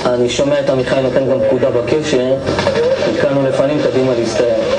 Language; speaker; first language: Hebrew; native; Hebrew